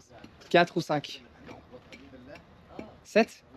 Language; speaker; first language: French; native; French